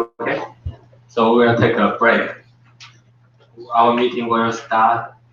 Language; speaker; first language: English; non-native, learner; Chinese